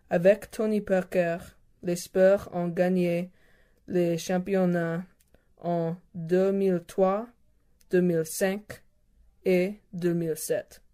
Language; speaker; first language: French; non-native, learner; English